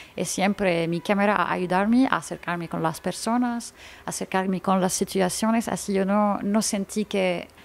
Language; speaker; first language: Spanish; non-native, learner; Arabic